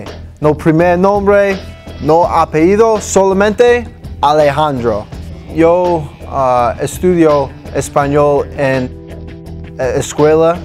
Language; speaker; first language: Spanish; non-native, learner; English